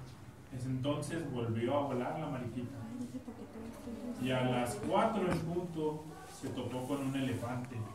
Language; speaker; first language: Spanish; native; Spanish